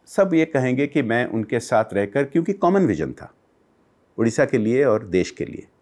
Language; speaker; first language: Hindi; non-native, local second language; Odia